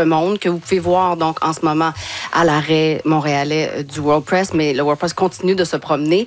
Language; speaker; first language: French; native; French